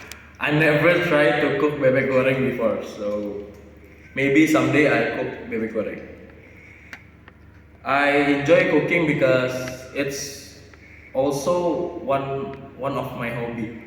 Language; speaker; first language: English; non-native, learner; Indonesian